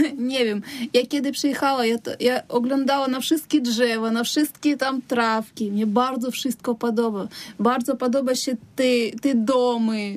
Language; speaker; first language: Polish; non-native, learner; Russian